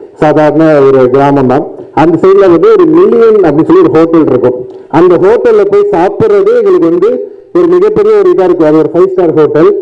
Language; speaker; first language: Tamil; native; Tamil